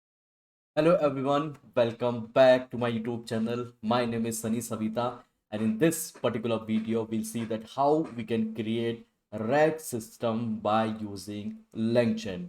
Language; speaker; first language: English; non-native, local second language; Hindi